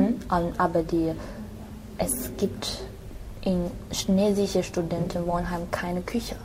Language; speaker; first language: German; non-native, learner; Chinese